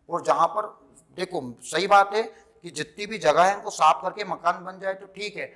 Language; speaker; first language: Hindi; non-native, local second language; Rajasthani